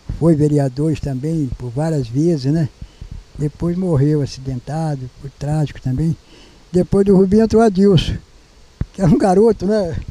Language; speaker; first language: Portuguese; native; Portuguese